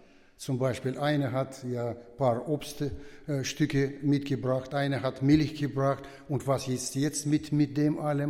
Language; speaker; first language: German; non-native, fluent; Russian